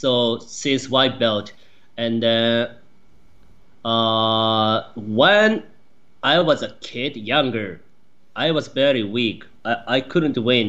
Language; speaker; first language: English; non-native, learner; Japanese